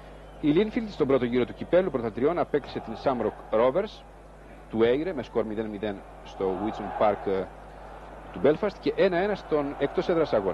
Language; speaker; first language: Greek; native; Greek